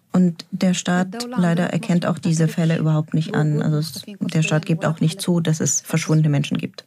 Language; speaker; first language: German; non-native, fluent; Arabic